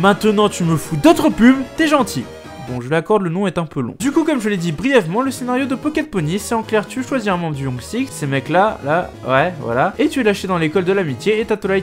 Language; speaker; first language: French; native; French